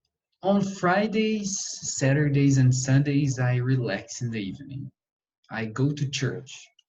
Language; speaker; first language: English; non-native, fluent; Portuguese